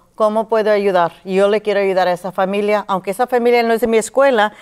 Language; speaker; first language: Spanish; early bilingual, heritage; Spanish